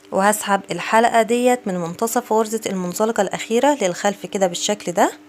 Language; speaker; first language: Arabic; native; Arabic